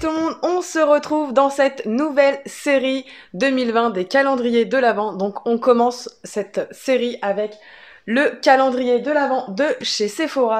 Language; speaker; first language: French; native; French